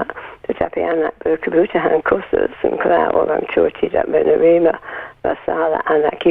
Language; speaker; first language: Indonesian; non-native, learner; English